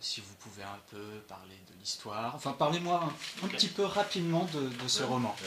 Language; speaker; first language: French; native; French